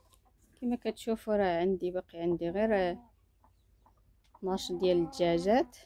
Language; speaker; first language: Arabic; native; Arabic